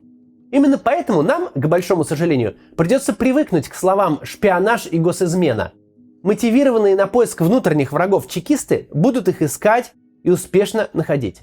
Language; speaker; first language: Russian; native; Russian